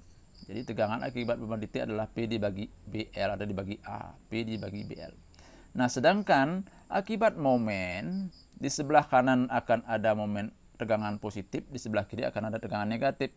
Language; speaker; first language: Indonesian; native; Indonesian